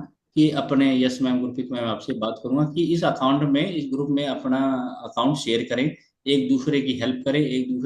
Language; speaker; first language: Hindi; native; Hindi